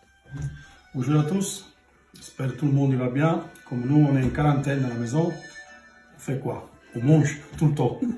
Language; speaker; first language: French; non-native, learner; Italian